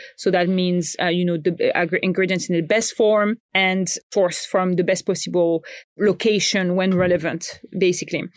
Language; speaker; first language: English; non-native, fluent; French